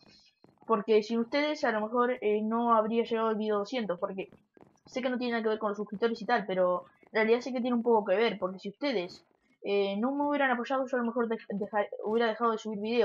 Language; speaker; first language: Spanish; native; Spanish